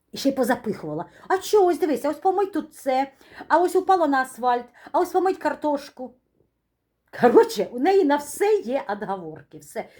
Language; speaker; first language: Ukrainian; native; Ukrainian